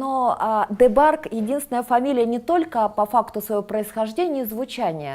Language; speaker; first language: Russian; native; Russian